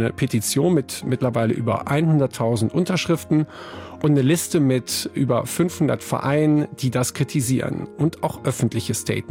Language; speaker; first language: German; native; German